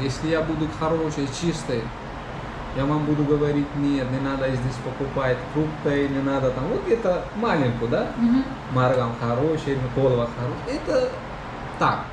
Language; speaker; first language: Russian; non-native, learner; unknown